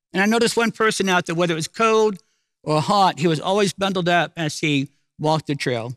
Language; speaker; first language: English; native; English